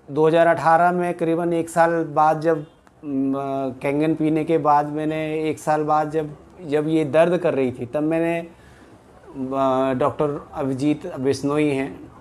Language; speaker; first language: Hindi; native; Hindi